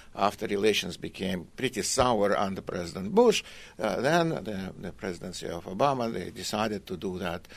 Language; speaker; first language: English; non-native, fluent; Russian